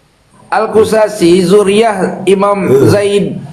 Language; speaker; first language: Arabic; non-native, learner; Indonesian